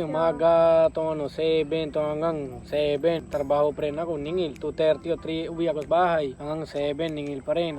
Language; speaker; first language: Filipino; non-native, learner; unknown